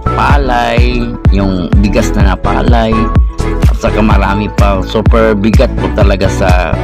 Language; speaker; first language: Filipino; native; Filipino